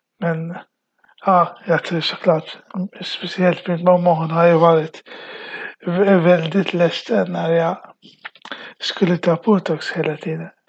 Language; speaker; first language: Swedish; early bilingual, other home language; Arabic